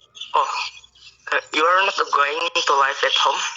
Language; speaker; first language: English; non-native, learner; Indonesian